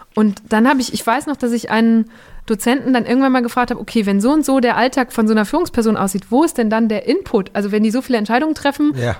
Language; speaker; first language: German; native; German